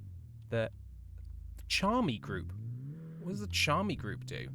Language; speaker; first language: English; native; English